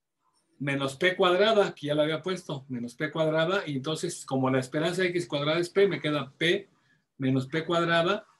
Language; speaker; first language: Spanish; native; Spanish